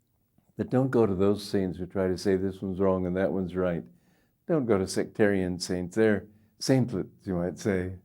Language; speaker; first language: English; native; English